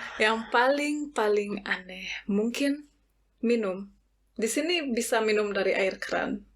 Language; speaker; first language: Indonesian; native; Indonesian